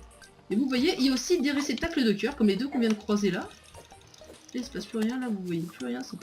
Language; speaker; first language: French; native; French